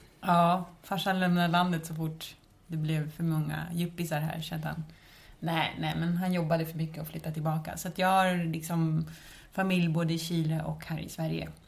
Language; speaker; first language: Swedish; early bilingual, other home language; Spanish